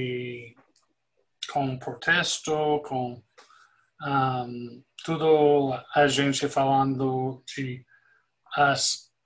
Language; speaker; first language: Portuguese; non-native, fluent; English